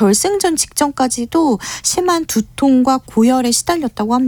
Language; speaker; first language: Korean; native; Korean